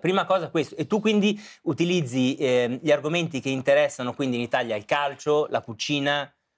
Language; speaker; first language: Italian; native; Italian